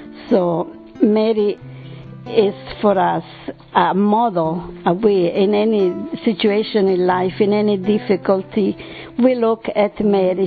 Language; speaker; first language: English; non-native, fluent; Italian